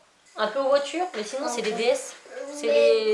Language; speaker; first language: French; native; French